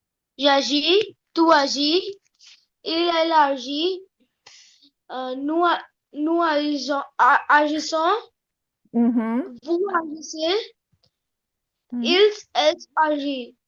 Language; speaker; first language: French; non-native, learner; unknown